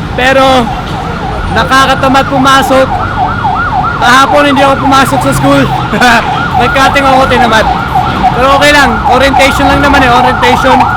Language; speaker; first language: Filipino; native; Filipino